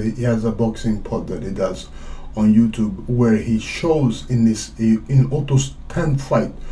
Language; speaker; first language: English; non-native, fluent; Swedish